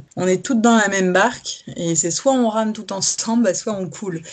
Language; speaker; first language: French; native; French